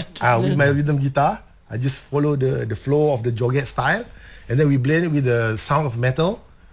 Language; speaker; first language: English; non-native, local second language; Malay